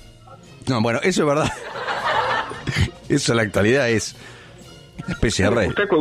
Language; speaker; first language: Spanish; native; Spanish